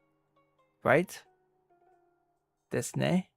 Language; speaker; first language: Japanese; non-native, learner; English